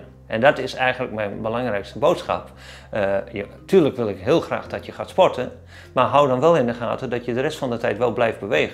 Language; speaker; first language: Dutch; native; Dutch